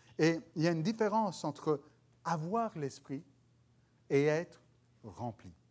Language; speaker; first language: French; native; French